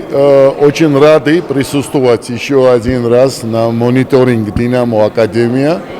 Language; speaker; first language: Russian; non-native, fluent; Georgian